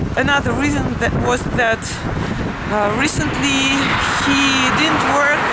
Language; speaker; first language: English; non-native, fluent; Russian